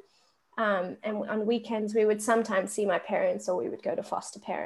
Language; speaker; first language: English; native; English